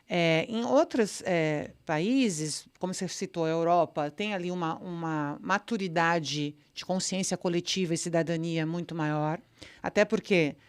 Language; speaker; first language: Portuguese; native; Portuguese